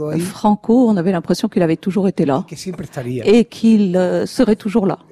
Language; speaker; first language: French; non-native, fluent; Spanish